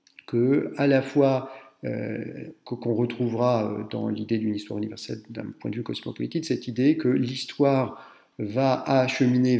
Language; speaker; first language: French; native; French